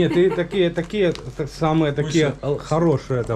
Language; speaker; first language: Russian; native; Russian